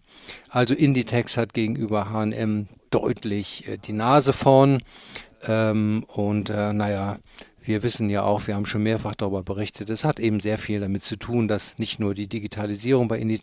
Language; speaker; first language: German; native; German